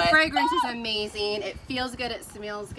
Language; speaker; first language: English; native; English